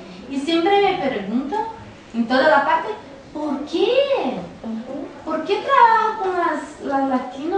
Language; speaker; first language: Spanish; non-native, learner; Portuguese